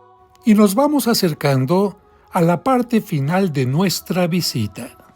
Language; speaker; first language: Spanish; native; Spanish